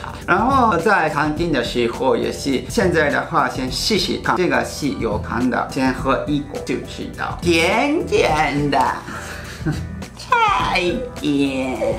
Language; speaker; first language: Chinese; non-native, fluent; Japanese